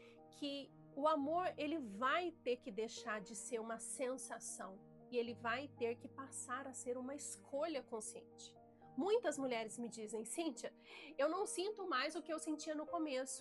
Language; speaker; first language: Portuguese; native; Portuguese